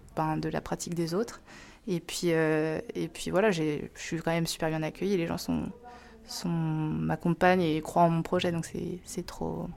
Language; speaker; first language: French; native; French